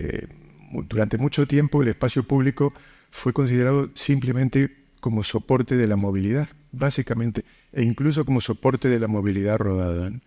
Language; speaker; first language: Spanish; native; Spanish